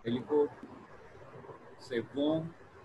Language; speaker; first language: Persian; non-native, fluent; Urdu